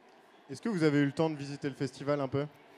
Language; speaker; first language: French; native; French